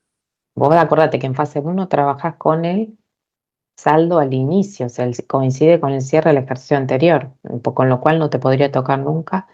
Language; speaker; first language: Spanish; native; Spanish